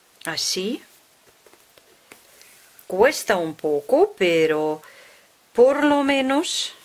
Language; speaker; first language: Spanish; non-native, fluent; Russian